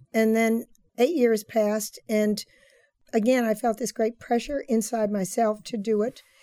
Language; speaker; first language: English; native; English